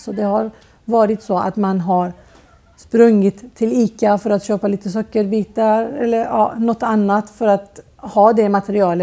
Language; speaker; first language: Swedish; non-native, fluent; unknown